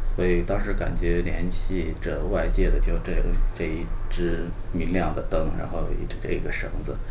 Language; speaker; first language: Chinese; native; Chinese